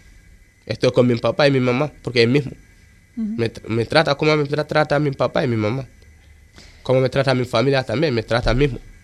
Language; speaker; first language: Spanish; non-native, learner; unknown